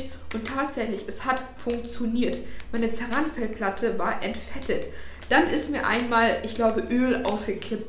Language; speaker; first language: German; native; German